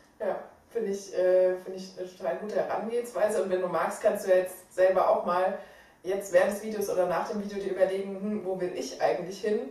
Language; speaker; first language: German; native; German